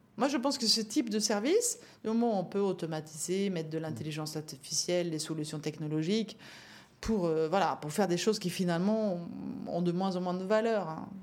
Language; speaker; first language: French; non-native, fluent; Norwegian